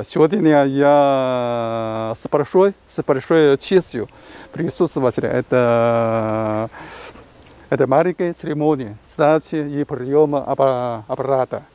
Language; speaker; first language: Russian; non-native, fluent; Chinese